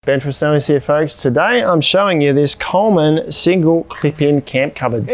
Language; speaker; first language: English; native; English